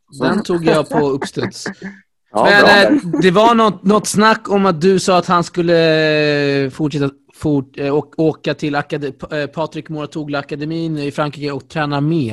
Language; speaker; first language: Swedish; native; Swedish